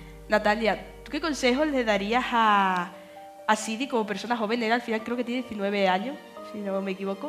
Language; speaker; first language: Spanish; native; Spanish